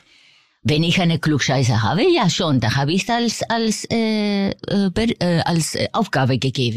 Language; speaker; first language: German; non-native, fluent; Spanish